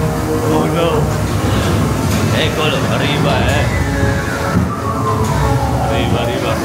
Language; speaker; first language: Italian; non-native, fluent; Filipino